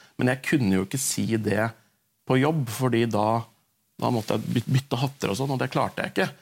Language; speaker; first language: Norwegian; native; Norwegian